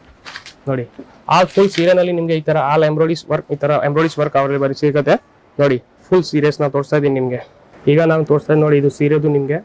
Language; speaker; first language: Kannada; non-native, fluent; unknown